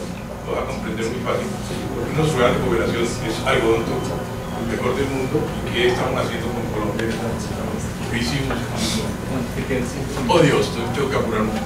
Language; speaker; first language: Spanish; native; Spanish